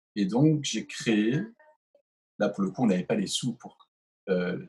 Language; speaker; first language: French; native; French